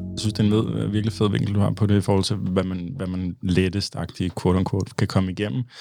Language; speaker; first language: Danish; early bilingual, other home language; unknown